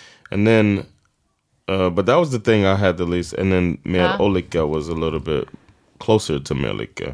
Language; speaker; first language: English; native; English